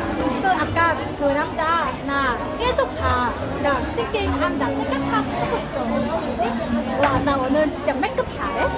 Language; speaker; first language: Korean; non-native, learner; Vietnamese